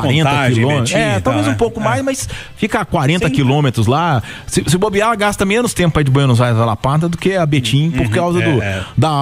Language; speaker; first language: Portuguese; native; Portuguese